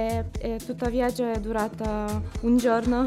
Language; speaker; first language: Italian; non-native, learner; Lithuanian